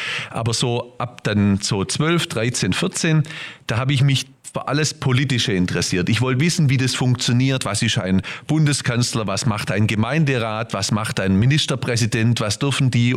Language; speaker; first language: German; native; German